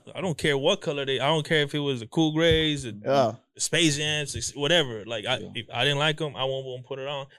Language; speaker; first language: English; early bilingual, other home language; Spanish